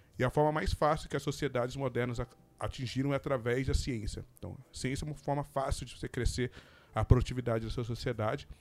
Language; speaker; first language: Portuguese; native; Portuguese